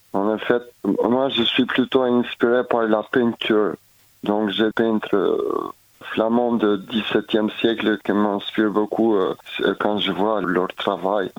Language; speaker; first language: French; non-native, fluent; Albanian